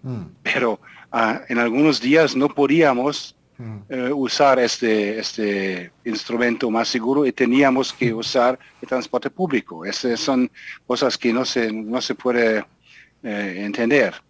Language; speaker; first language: Spanish; non-native, fluent; German